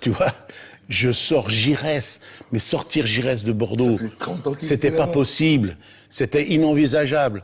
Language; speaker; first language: French; native; French